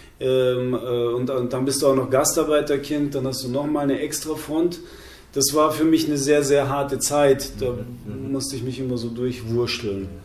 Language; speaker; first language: German; early bilingual, other home language; Turkish